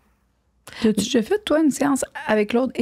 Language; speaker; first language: French; native; French